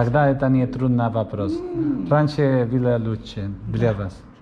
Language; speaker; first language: Russian; non-native, learner; Spanish